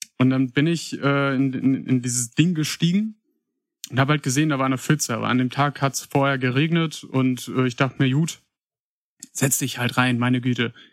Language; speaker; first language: German; native; German